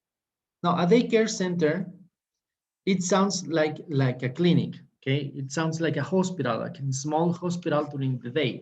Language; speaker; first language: English; non-native, fluent; Spanish